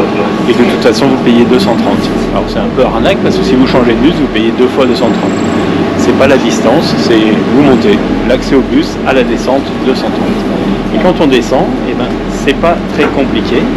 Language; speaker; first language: French; native; French